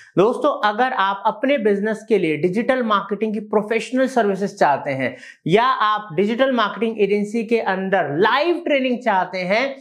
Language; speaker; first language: Hindi; native; Hindi